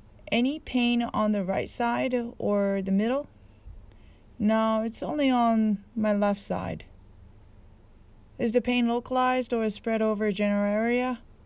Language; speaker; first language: English; non-native, fluent; Japanese